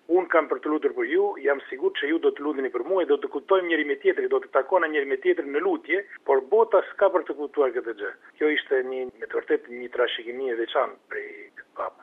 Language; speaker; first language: Albanian; non-native, fluent; Italian